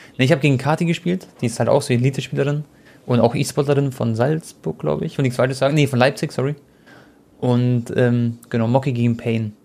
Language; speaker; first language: German; early bilingual, other home language; Croatian